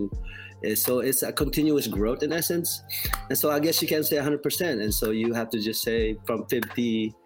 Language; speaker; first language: English; non-native, local second language; Filipino